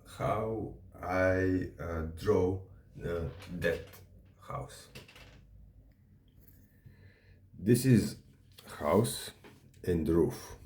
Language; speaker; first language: English; non-native, learner; Serbian